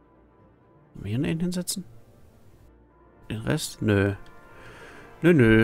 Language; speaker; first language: German; native; German